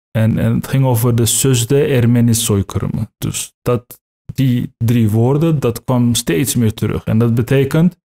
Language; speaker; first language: Dutch; early bilingual, other home language; Turkish